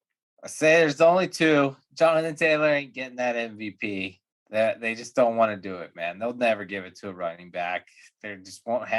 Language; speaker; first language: English; native; English